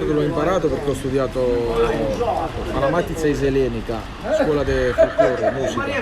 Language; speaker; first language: Italian; non-native, local second language; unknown